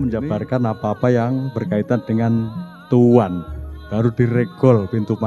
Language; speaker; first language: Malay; non-native, local second language; Javanese